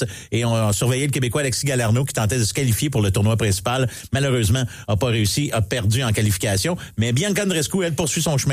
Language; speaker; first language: French; native; French